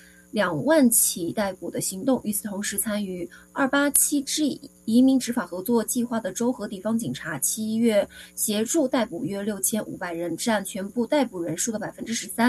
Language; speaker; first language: Chinese; native; Chinese